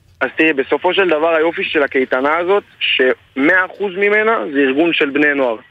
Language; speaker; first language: Hebrew; native; Hebrew